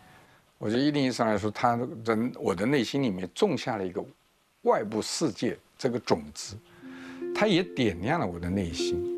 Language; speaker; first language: Chinese; non-native, local second language; Wu Chinese